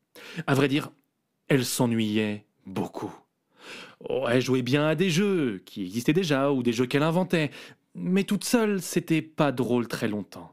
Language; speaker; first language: French; native; French